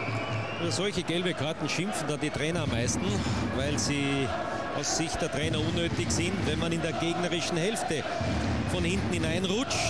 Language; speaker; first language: German; native; German